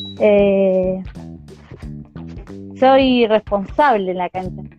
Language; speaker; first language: Spanish; native; Spanish